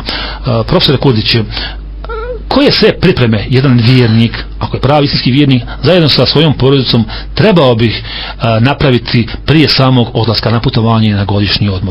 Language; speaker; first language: Serbian; native; Serbian